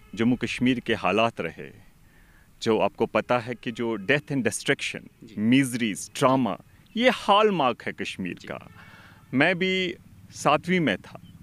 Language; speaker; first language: Hindi; non-native, local second language; Kashmiri